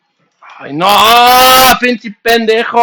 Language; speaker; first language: Spanish; non-native, learner; English